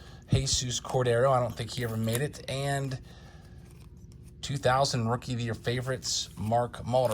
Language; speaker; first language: English; native; English